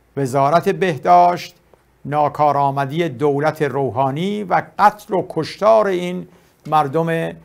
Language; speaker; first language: Persian; native; Persian